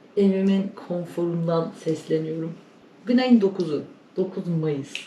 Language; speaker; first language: Turkish; native; Turkish